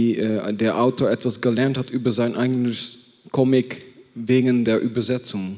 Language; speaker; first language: German; non-native, fluent; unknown